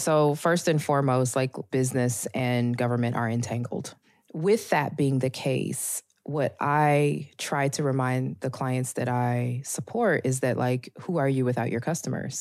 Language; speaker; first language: English; native; English